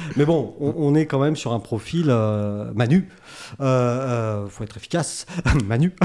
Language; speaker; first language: French; native; French